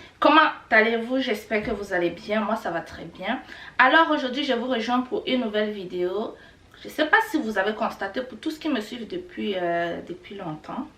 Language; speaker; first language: French; non-native, local second language; Kinyarwanda